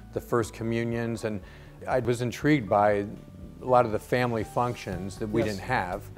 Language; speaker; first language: English; native; English